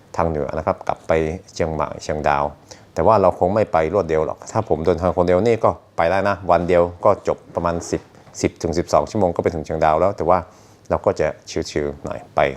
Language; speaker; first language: Thai; non-native, fluent; Norwegian